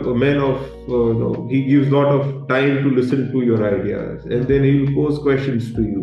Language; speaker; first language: English; non-native, local second language; Gujarati